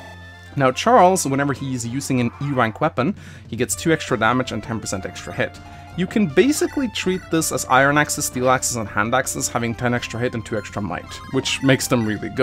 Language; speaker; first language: English; native; English